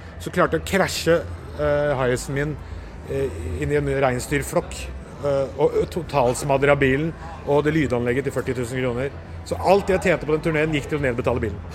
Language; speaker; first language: Norwegian; early bilingual, other home language; Urdu